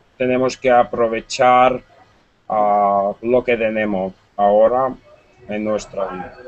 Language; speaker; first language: Spanish; non-native, learner; Russian